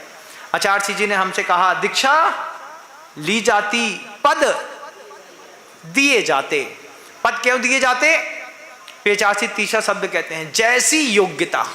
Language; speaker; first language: Hindi; native; Hindi